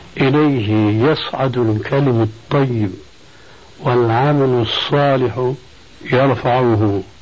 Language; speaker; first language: Arabic; early bilingual, other home language; Albanian